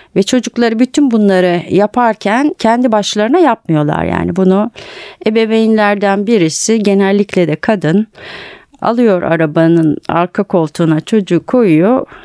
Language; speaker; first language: Turkish; native; Turkish